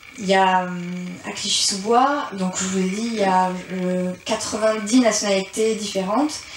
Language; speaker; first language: French; early bilingual, other home language; Persian